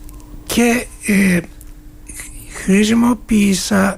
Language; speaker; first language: Greek; non-native, learner; Turkish